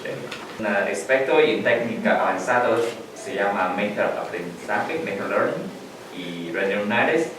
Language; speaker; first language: Spanish; non-native, learner; Chinese